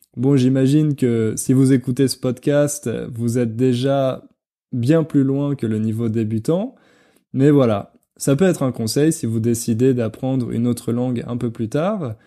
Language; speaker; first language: French; native; French